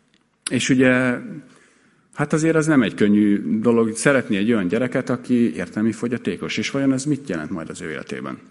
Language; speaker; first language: Hungarian; native; Hungarian